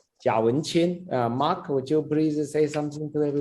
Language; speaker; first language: English; non-native, fluent; Chinese